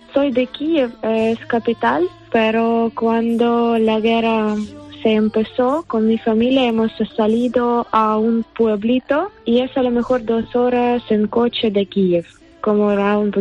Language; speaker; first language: Spanish; non-native, learner; Ukrainian